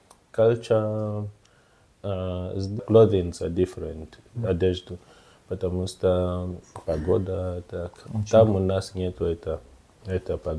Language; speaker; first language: Russian; non-native, learner; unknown